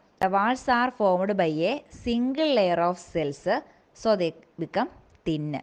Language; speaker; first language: English; non-native, local second language; Malayalam